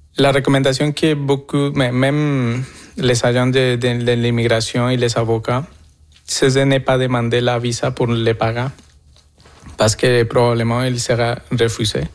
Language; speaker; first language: French; non-native, fluent; Spanish